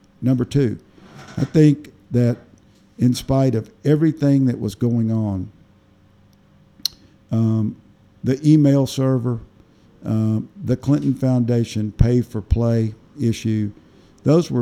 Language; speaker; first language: English; native; English